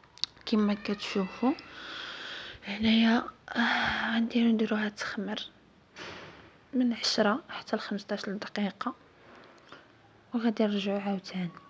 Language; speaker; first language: Arabic; native; Arabic